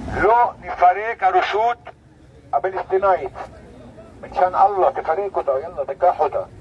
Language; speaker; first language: Hebrew; non-native, local second language; Arabic